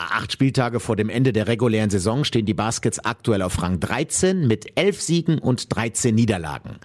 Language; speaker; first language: German; native; German